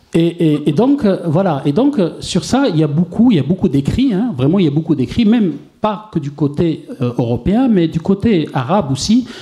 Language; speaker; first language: French; non-native, local second language; Arabic